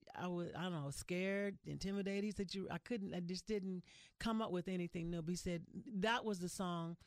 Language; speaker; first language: English; native; English